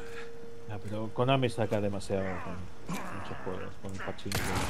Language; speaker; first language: Spanish; native; Spanish